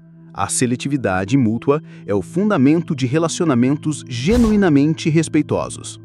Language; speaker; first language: Portuguese; native; Portuguese